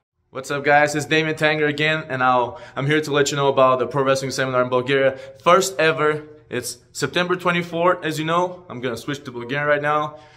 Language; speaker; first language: English; non-native, fluent; Bulgarian